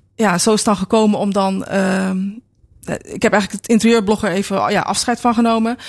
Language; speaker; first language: Dutch; native; Dutch